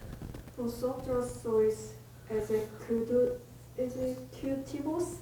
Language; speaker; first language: Spanish; non-native, learner; Korean